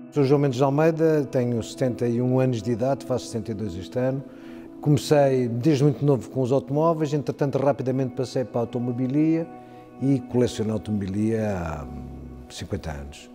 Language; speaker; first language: Portuguese; native; Portuguese